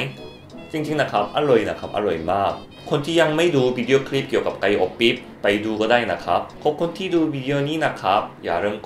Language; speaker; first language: Thai; non-native, fluent; Korean